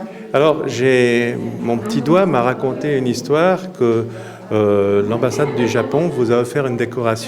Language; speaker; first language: French; native; French